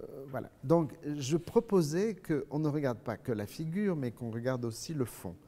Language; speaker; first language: French; native; French